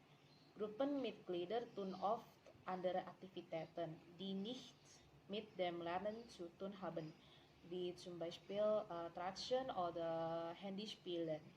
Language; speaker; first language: German; non-native, learner; Indonesian